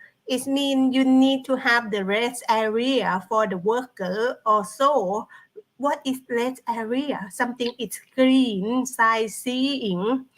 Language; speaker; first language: English; non-native, learner; Thai